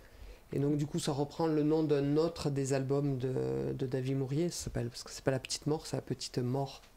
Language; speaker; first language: French; native; French